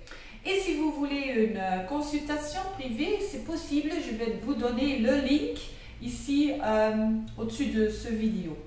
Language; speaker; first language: French; non-native, local second language; Dutch